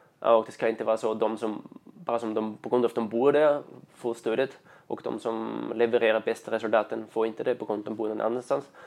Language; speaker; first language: Swedish; non-native, fluent; German